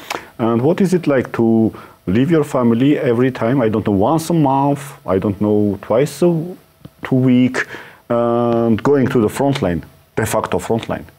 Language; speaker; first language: English; non-native, learner; Armenian